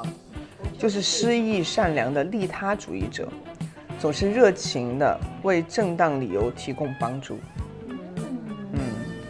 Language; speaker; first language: Chinese; native; Chinese